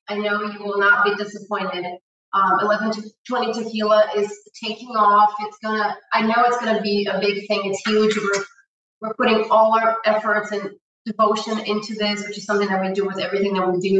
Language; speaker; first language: English; non-native, fluent; Portuguese